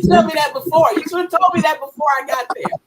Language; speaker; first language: English; native; English